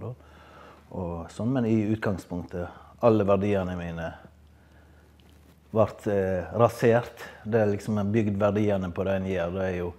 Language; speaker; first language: Norwegian; native; Norwegian